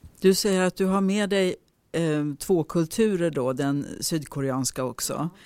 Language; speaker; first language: Swedish; native; Swedish